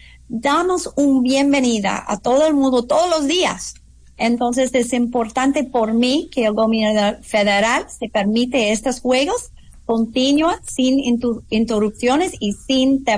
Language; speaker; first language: Spanish; non-native, fluent; English